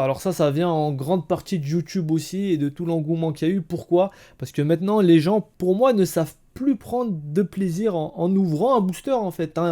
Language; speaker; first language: French; native; French